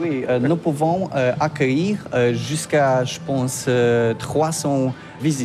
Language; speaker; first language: French; non-native, learner; Polish